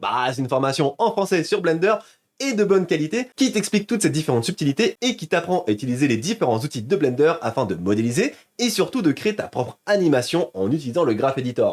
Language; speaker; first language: French; native; French